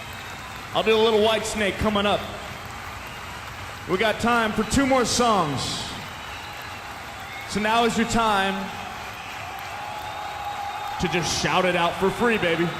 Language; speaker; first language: English; native; English